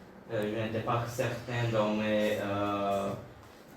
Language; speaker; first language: French; non-native, learner; Bulgarian